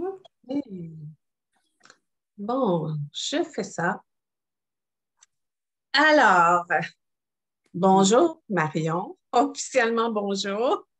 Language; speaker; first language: French; native; French